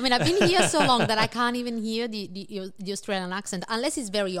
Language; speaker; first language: English; non-native, fluent; Italian